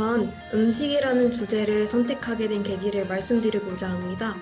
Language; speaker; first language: Korean; non-native, fluent; Arabic